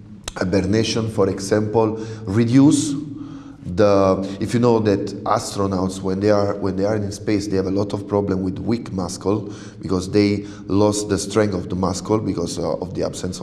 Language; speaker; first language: English; non-native, fluent; Italian